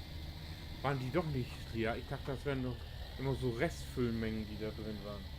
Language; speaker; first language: German; native; German